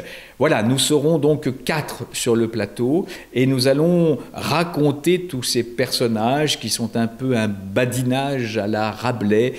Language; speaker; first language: French; native; French